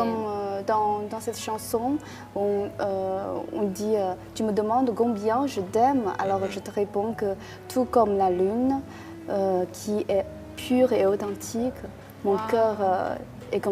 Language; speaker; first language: French; non-native, fluent; Chinese